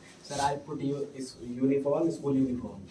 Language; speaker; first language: English; non-native, learner; Hindi